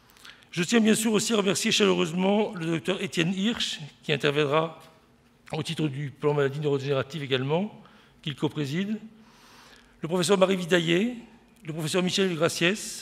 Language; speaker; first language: French; native; French